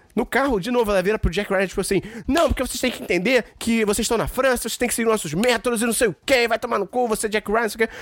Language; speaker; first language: Portuguese; native; Portuguese